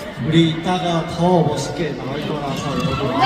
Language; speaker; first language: Korean; non-native, fluent; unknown